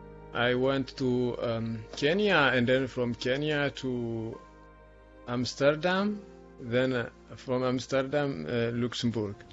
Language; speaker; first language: English; non-native, learner; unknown